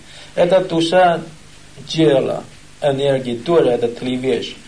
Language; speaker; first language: Russian; non-native, learner; Chinese